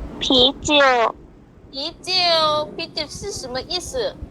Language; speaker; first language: Chinese; non-native, learner; Thai